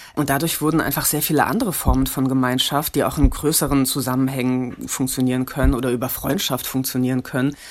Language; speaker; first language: German; native; German